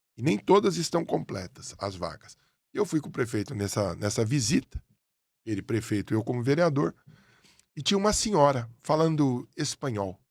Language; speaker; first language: Portuguese; native; Portuguese